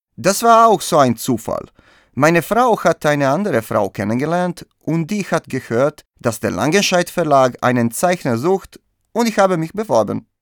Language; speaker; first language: German; non-native, fluent; Serbian